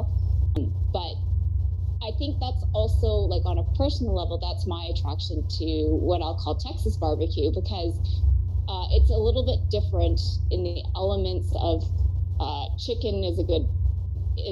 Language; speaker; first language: English; native; English